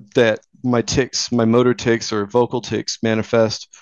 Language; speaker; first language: English; native; English